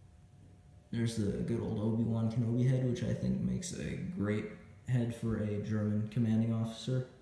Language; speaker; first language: English; native; English